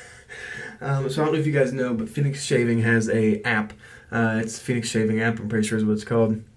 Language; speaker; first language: English; native; English